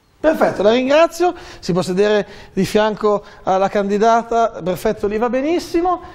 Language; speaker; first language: Italian; native; Italian